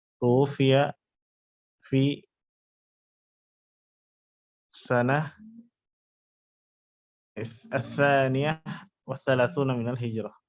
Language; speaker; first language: Arabic; non-native, fluent; Indonesian